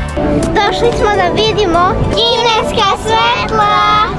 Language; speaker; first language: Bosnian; early bilingual, heritage; Serbian